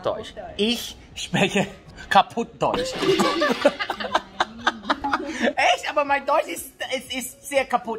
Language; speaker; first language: German; non-native, fluent; Thai